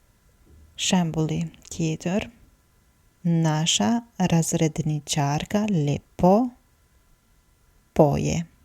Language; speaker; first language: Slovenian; non-native, fluent; Albanian